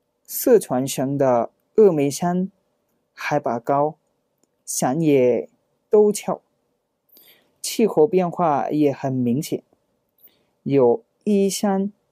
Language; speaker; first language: Chinese; non-native, fluent; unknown